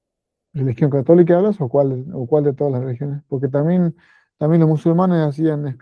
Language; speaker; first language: Spanish; native; Spanish